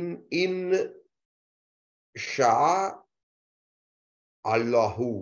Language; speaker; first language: Arabic; non-native, learner; Italian